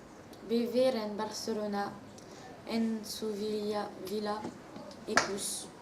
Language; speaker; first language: Spanish; non-native, learner; French